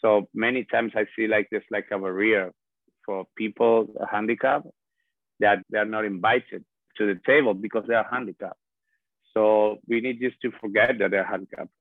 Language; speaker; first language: English; non-native, fluent; Spanish